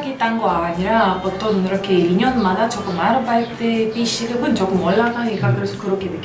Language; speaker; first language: Korean; non-native, fluent; Russian